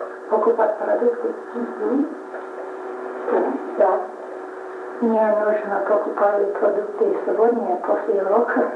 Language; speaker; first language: Russian; non-native, learner; English